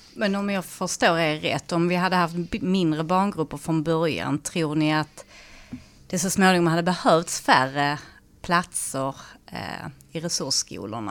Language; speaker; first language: Swedish; native; Swedish